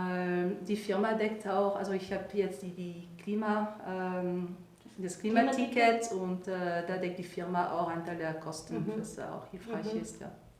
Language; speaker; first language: German; non-native, fluent; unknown